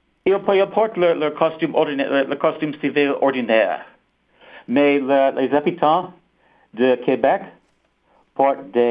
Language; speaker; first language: French; non-native, fluent; English